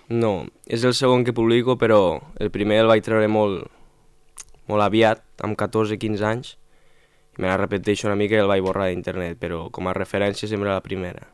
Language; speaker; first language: Catalan; non-native, local second language; Spanish